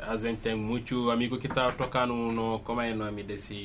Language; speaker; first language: Portuguese; non-native, learner; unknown